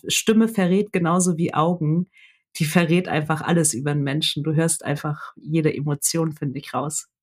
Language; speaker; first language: German; native; German